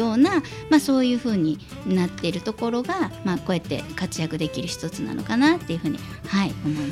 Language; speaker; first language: Japanese; native; Japanese